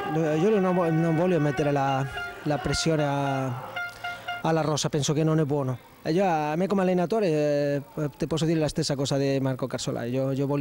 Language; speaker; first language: Italian; non-native, fluent; Spanish